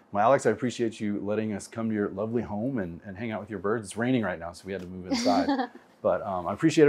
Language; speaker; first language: English; native; English